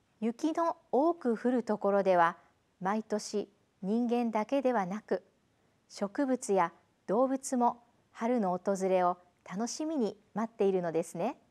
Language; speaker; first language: Japanese; native; Japanese